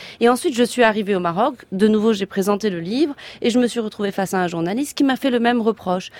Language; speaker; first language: French; native; French